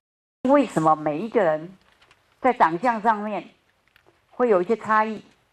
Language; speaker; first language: Chinese; native; Chinese